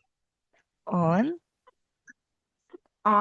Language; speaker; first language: English; non-native, local second language; Filipino